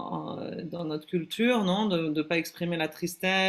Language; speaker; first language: French; native; French